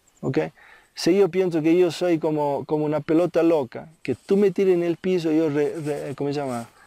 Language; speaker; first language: Spanish; non-native, fluent; Italian